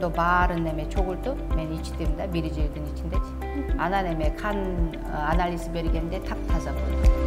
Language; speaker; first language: Kyrgyz; non-native, learner; Korean